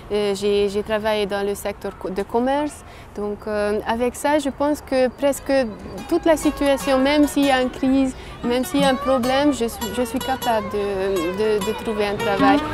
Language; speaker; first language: French; non-native, fluent; Hungarian